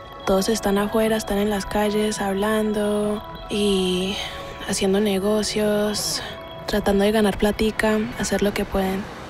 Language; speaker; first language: Spanish; early bilingual, heritage; Spanish